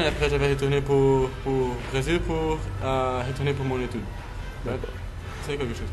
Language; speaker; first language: French; non-native, learner; Portuguese